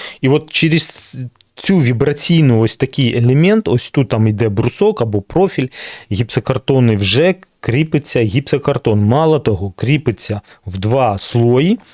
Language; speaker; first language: Ukrainian; non-native, local second language; Russian